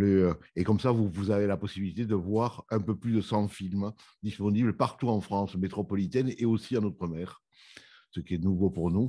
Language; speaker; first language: French; native; French